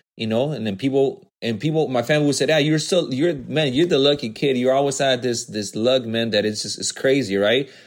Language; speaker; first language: English; early bilingual, other home language; Spanish